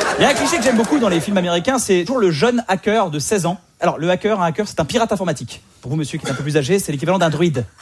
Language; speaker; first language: French; native; French